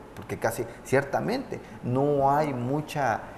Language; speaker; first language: Spanish; non-native, local second language; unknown